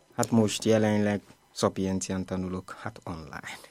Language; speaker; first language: Hungarian; non-native, learner; Igbo